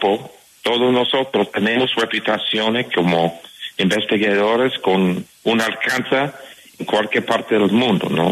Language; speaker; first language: Spanish; non-native, fluent; English